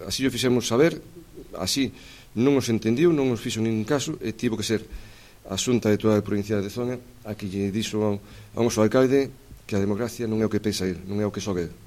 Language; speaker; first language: Galician; native; Galician